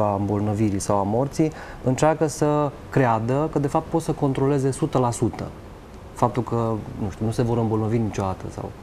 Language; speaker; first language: Romanian; native; Romanian